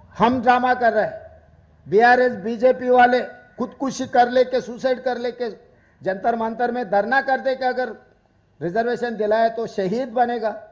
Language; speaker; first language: Hindi; non-native, local second language; Telugu